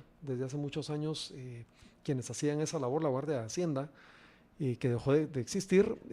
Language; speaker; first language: Spanish; native; Spanish